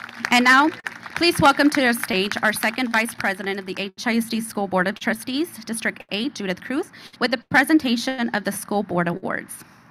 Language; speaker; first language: English; early bilingual, other home language; Spanish